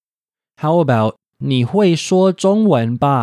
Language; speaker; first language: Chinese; non-native, fluent; English